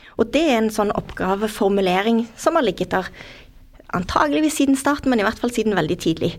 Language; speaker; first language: Norwegian; native; Norwegian